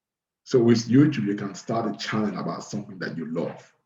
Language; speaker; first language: English; non-native, fluent; French